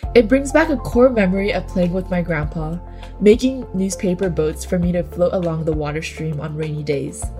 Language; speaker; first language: English; native; English